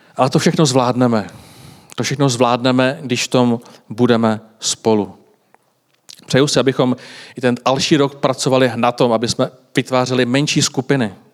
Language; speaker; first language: Czech; native; Czech